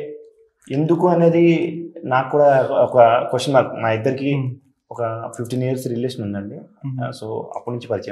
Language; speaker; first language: Telugu; native; Telugu